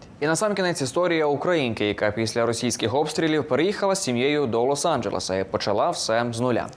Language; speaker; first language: Ukrainian; native; Ukrainian